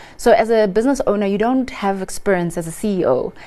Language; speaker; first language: English; non-native, local second language; Xhosa